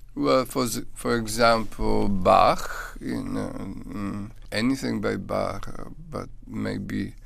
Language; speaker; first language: English; non-native, fluent; Polish